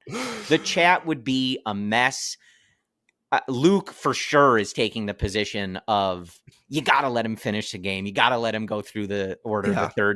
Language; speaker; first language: English; native; English